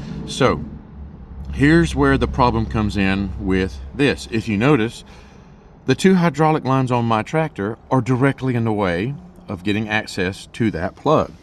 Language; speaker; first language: English; native; English